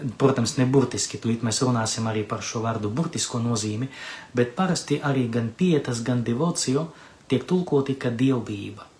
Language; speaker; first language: Latvian; non-native, local second language; Russian